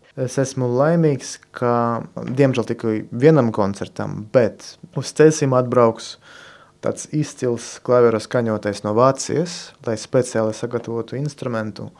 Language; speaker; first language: Latvian; non-native, local second language; Russian